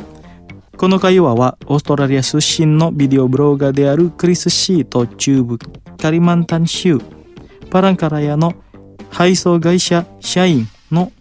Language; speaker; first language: Japanese; non-native, fluent; Indonesian